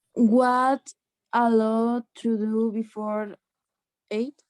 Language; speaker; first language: English; non-native, learner; Spanish